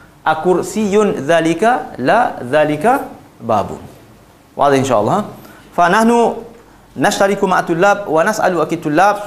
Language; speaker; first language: Arabic; non-native, fluent; Malay